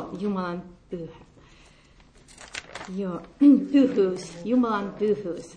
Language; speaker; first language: Finnish; non-native, learner; Russian